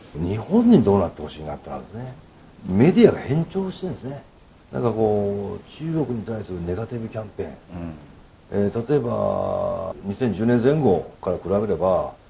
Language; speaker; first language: Japanese; native; Japanese